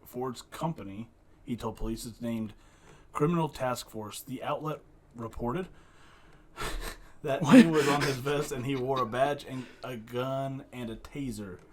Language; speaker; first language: English; native; English